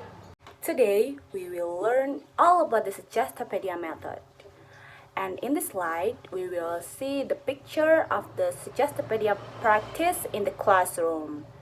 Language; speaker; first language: English; non-native, learner; Indonesian